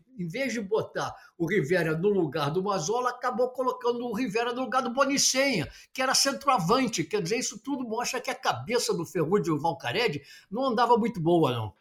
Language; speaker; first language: Portuguese; native; Portuguese